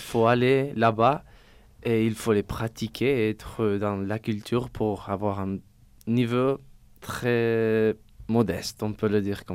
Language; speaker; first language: French; non-native, fluent; Spanish